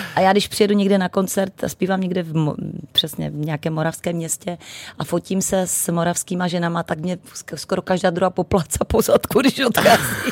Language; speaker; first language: Czech; native; Czech